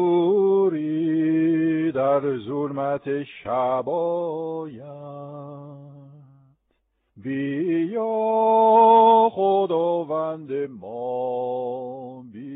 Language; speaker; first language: Persian; non-native, fluent; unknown